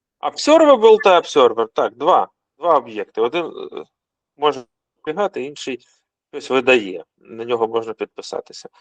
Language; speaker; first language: Ukrainian; non-native, local second language; Russian